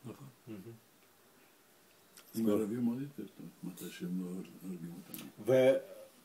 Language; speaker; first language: Hebrew; non-native, learner; Russian